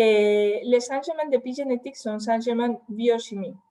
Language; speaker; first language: French; non-native, fluent; Spanish